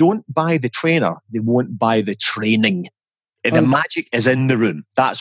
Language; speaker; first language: English; native; English